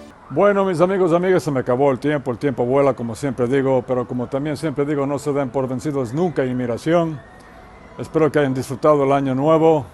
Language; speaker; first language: Spanish; native; Spanish